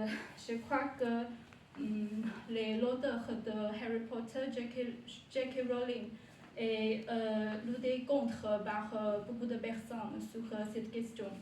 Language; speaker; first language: French; non-native, learner; Chinese